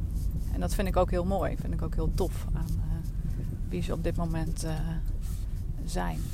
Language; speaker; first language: Dutch; native; Dutch